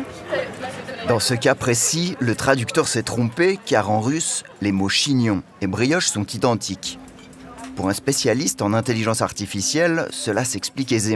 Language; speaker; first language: French; native; French